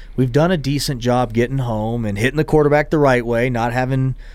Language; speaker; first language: English; native; English